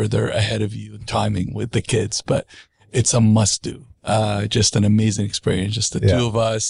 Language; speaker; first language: English; non-native, fluent; Arabic